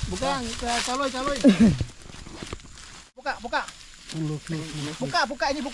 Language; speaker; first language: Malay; non-native, local second language; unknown